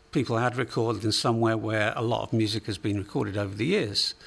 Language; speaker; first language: English; native; English